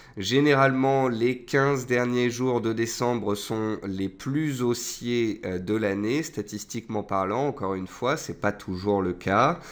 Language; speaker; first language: French; native; French